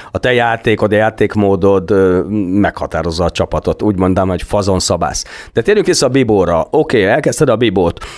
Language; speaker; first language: Hungarian; native; Hungarian